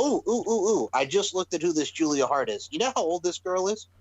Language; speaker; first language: English; native; English